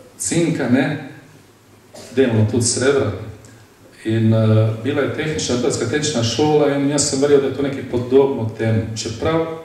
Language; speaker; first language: Slovenian; early bilingual, other home language; Bosnian